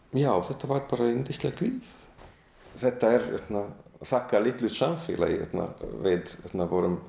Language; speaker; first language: Icelandic; non-native, fluent; Hungarian